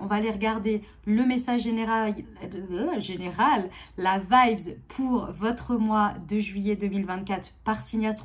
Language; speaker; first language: French; native; French